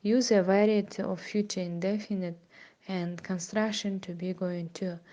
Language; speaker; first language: English; non-native, fluent; Kazakh